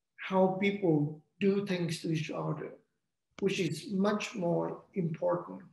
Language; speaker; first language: English; non-native, fluent; Vietnamese